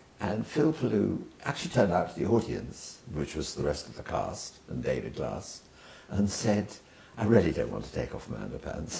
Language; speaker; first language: English; native; English